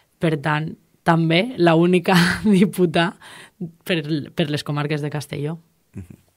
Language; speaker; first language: Catalan; native; Catalan